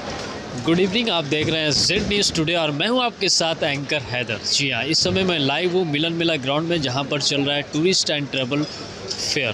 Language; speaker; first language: Hindi; native; Hindi